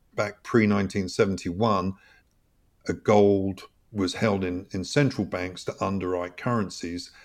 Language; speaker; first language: English; native; English